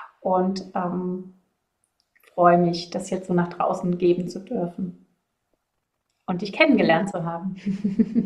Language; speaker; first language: German; native; German